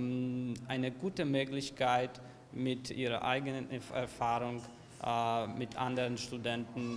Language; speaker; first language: German; non-native, fluent; Ukrainian